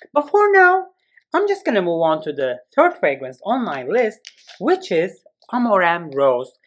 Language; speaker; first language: English; non-native, fluent; Turkish